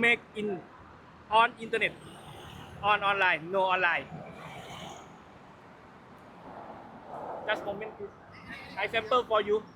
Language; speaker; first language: English; non-native, learner; Thai